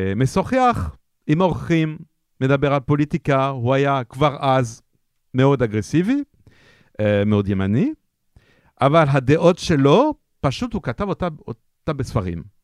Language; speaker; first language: Hebrew; non-native, fluent; French